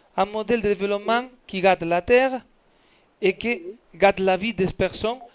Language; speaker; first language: French; non-native, learner; Spanish